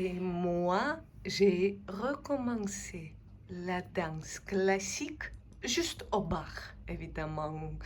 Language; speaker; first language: French; non-native, fluent; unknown